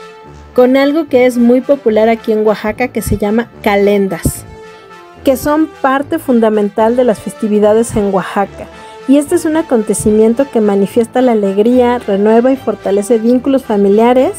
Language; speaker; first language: Spanish; native; Spanish